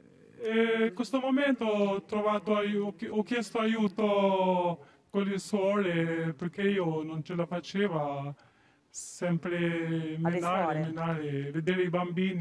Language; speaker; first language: Italian; non-native, learner; Albanian